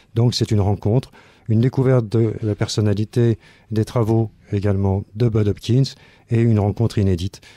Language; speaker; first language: French; native; French